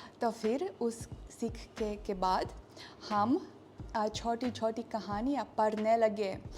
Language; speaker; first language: Hindi; non-native, fluent; Russian